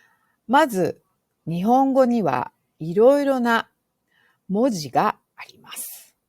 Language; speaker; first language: Japanese; non-native, fluent; English